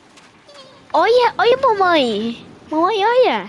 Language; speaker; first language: Portuguese; early bilingual, heritage; Portuguese